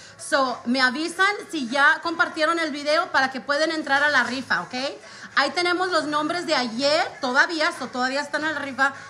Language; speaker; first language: Spanish; early bilingual, heritage; Spanish